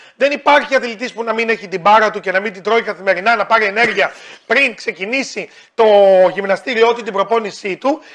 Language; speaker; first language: Greek; native; Greek